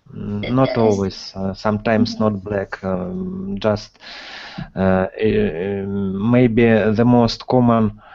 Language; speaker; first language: English; non-native, learner; Russian